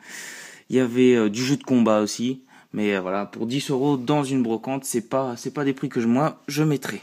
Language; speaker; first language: French; native; French